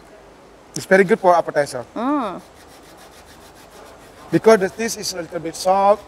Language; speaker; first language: English; non-native, learner; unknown